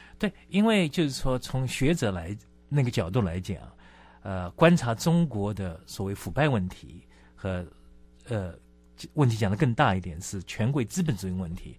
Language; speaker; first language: Chinese; native; Chinese